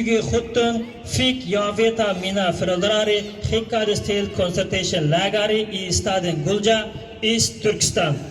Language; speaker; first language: Swedish; non-native, learner; Uyghur